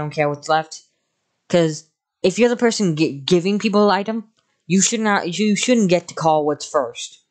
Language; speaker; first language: English; native; English